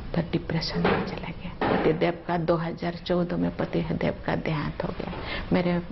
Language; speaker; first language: Hindi; non-native, local second language; Santali